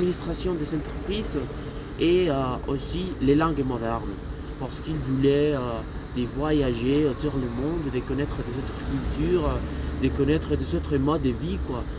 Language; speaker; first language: French; non-native, learner; Spanish